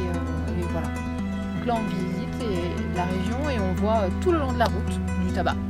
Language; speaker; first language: French; native; French